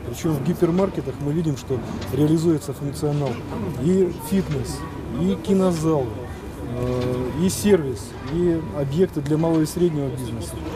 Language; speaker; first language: Russian; native; Russian